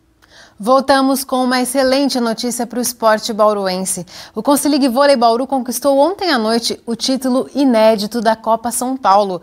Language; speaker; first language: Portuguese; native; Portuguese